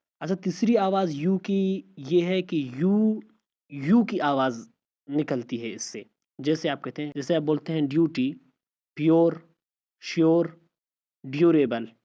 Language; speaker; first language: Urdu; non-native, local second language; Baluchi